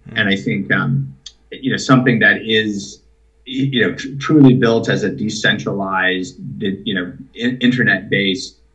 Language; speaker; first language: English; native; English